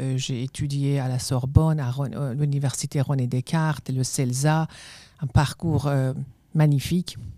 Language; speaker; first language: French; non-native, fluent; Persian